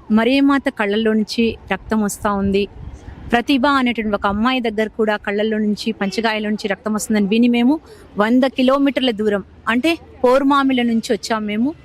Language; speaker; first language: Telugu; native; Telugu